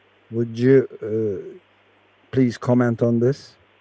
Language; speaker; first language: English; non-native, fluent; Turkish